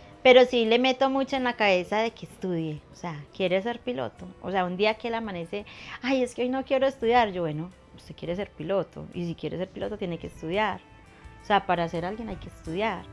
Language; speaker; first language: Spanish; native; Spanish